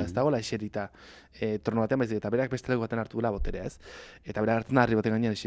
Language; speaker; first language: Basque; native; Basque